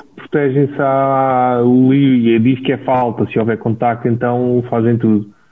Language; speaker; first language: Portuguese; native; Portuguese